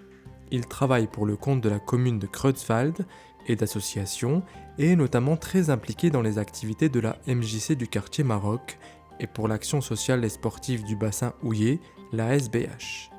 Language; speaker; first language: French; native; French